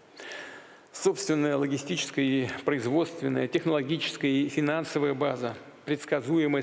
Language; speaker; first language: Russian; native; Russian